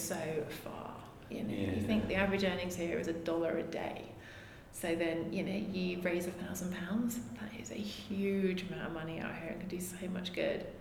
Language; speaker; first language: English; native; English